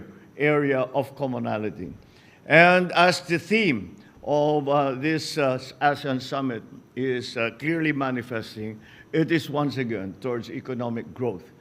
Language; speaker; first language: English; non-native, local second language; Filipino